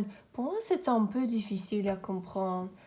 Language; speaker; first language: French; non-native, learner; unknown